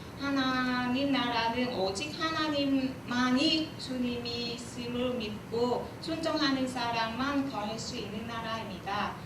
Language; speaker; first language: Korean; non-native, learner; Vietnamese